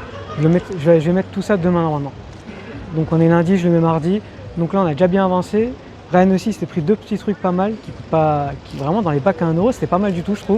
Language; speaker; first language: French; native; French